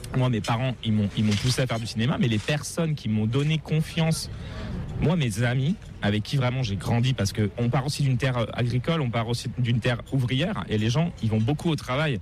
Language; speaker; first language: French; native; French